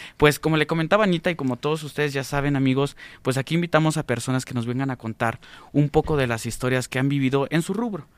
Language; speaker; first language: Spanish; native; Spanish